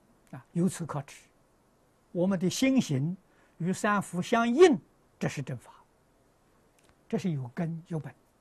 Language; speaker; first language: Chinese; native; Chinese